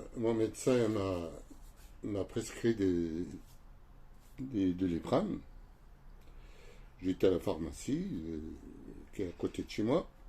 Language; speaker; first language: French; non-native, local second language; Arabic